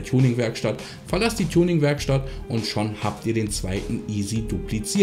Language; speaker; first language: German; native; German